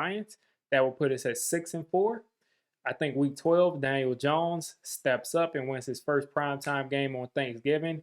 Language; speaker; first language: English; native; English